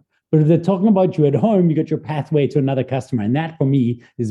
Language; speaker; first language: English; native; English